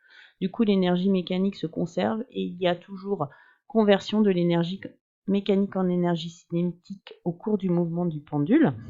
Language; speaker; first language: French; native; French